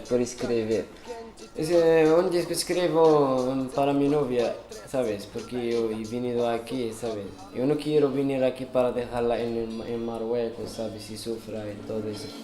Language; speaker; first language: Spanish; early bilingual, other home language; Arabic